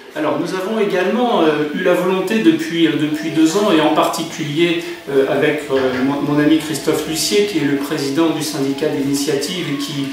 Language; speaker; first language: French; native; French